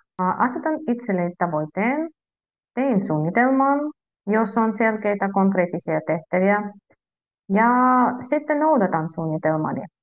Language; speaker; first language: Finnish; non-native, fluent; Russian